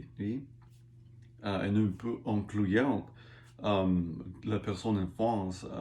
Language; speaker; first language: French; non-native, learner; English